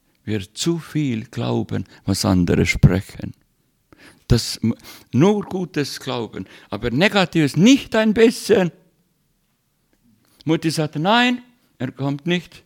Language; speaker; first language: German; non-native, learner; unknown